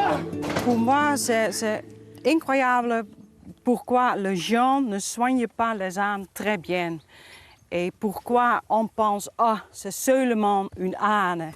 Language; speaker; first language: French; non-native, learner; Dutch